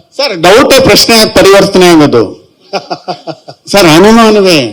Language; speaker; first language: Kannada; native; Kannada